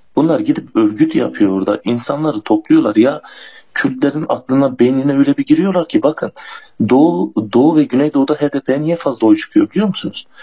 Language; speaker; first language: Turkish; non-native, local second language; Kurdish